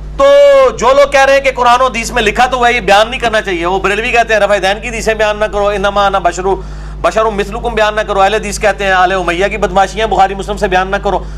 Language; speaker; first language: Urdu; non-native, local second language; Punjabi